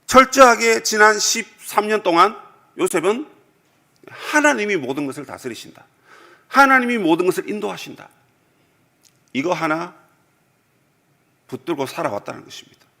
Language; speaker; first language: Korean; native; Korean